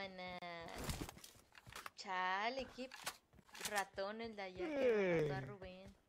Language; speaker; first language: Spanish; native; Spanish